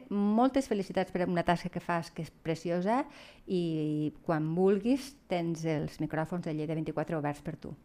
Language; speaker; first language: Catalan; native; Catalan